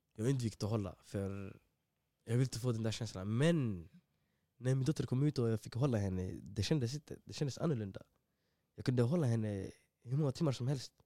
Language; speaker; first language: Swedish; early bilingual, other home language; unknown